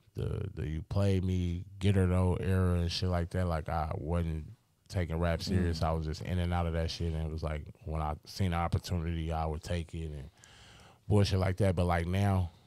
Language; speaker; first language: English; native; English